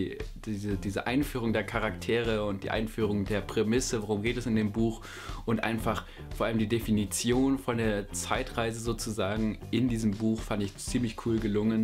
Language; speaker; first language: German; native; German